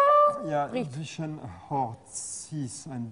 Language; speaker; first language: German; non-native, learner; French